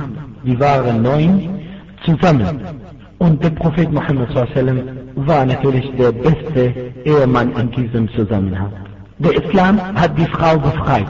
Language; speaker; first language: German; non-native, fluent; Arabic